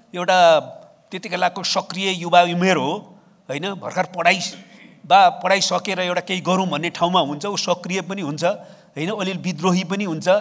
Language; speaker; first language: Nepali; native; Nepali